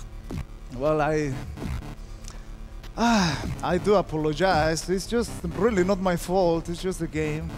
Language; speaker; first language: English; non-native, fluent; Spanish